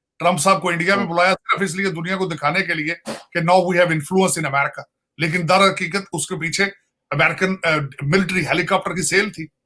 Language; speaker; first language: Urdu; non-native, local second language; Punjabi